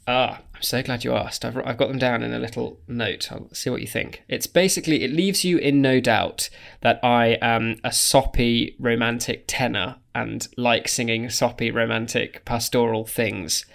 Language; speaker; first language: English; native; English